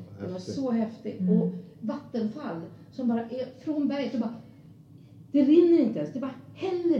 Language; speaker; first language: Swedish; native; Swedish